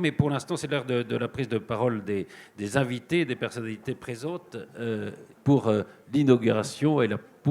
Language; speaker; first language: French; native; French